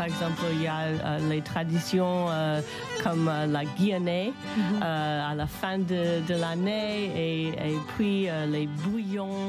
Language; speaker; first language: French; non-native, learner; English